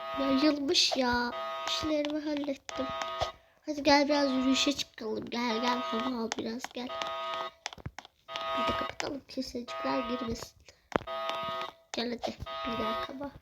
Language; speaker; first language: Turkish; native; Turkish